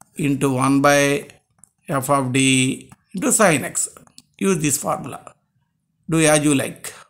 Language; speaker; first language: English; non-native, local second language; Telugu